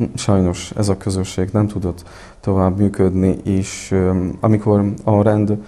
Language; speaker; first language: Hungarian; non-native, fluent; Polish